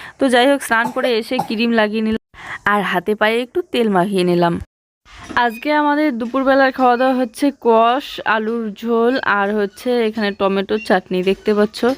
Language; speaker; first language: Bangla; native; Bangla